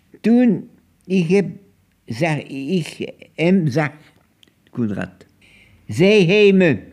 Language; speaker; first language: Dutch; non-native, local second language; French